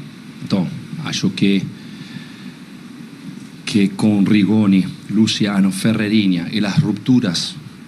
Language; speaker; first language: Portuguese; non-native, learner; Spanish